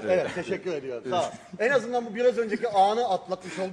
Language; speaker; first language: Turkish; native; Turkish